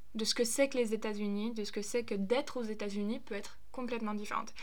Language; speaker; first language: French; non-native, fluent; German